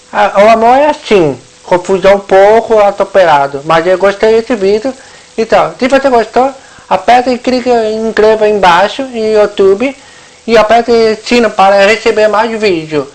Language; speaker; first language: Portuguese; non-native, local second language; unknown